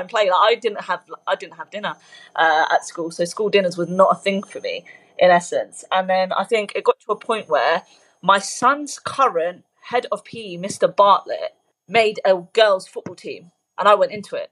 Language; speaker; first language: English; early bilingual, other home language; Punjabi